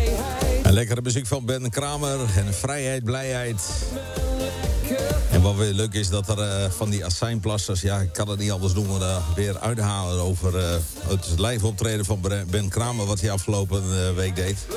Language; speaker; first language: Dutch; native; Dutch